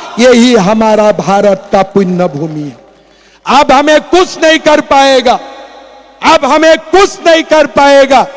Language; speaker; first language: Hindi; non-native, local second language; Assamese